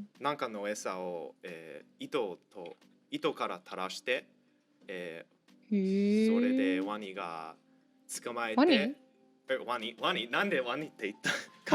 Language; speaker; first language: Japanese; non-native, learner; English